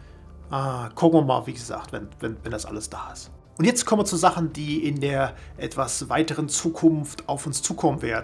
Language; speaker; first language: German; native; German